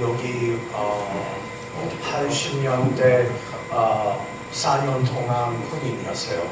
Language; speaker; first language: Korean; non-native, learner; English